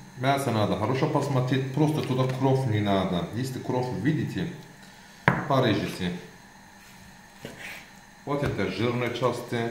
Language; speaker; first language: Russian; non-native, learner; Turkish